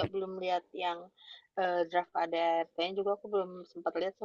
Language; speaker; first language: Indonesian; native; Indonesian